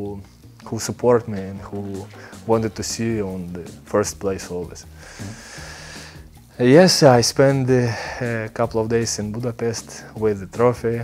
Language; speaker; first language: English; non-native, learner; Belarusian